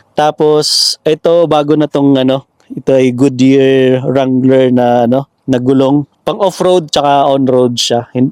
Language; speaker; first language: Filipino; native; Filipino